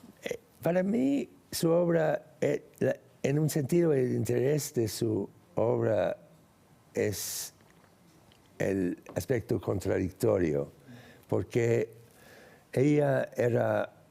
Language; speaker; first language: Spanish; non-native, fluent; English